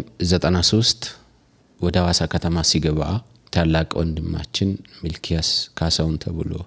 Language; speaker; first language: Amharic; non-native, local second language; Wolaytta